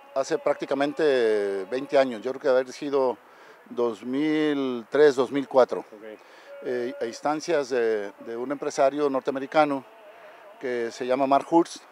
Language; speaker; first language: Spanish; native; Spanish